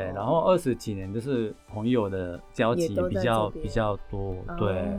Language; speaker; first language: Chinese; non-native, fluent; Japanese